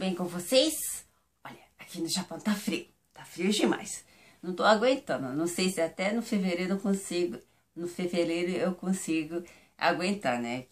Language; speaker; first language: Portuguese; non-native, fluent; Japanese